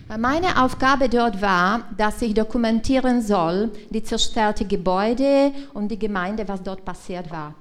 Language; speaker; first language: German; non-native, learner; Czech